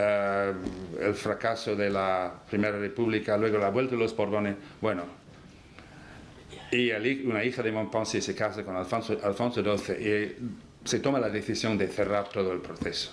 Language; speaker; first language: Spanish; non-native, fluent; English